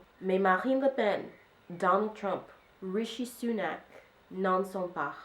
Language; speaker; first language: French; non-native, fluent; English